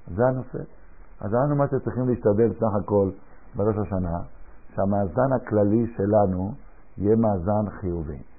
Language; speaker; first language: Hebrew; non-native, fluent; Spanish